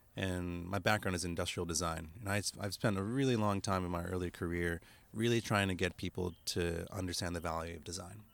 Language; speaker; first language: English; native; English